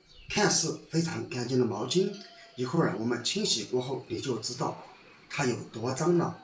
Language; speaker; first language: Chinese; native; Chinese